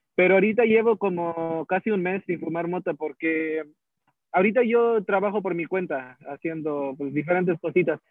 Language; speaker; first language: Spanish; early bilingual, heritage; Spanish